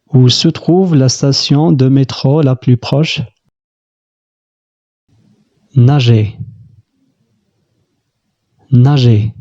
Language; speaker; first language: French; non-native, fluent; Arabic